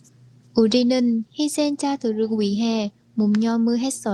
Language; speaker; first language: Korean; non-native, learner; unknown